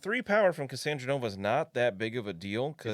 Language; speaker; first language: English; native; English